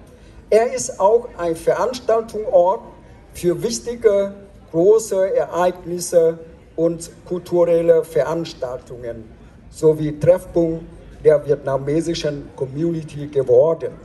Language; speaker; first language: German; non-native, fluent; Vietnamese